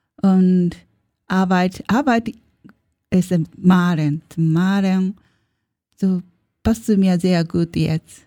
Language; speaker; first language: German; non-native, learner; Japanese